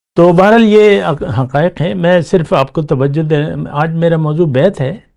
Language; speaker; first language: Urdu; non-native, local second language; Pashto